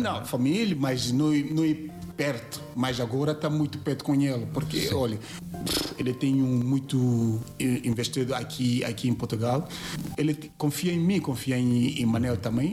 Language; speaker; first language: Portuguese; non-native, learner; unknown